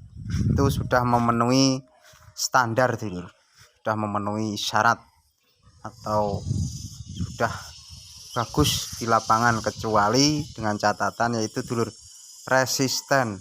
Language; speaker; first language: Indonesian; non-native, local second language; Javanese